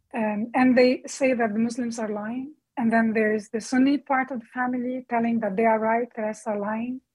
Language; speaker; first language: English; non-native, fluent; Arabic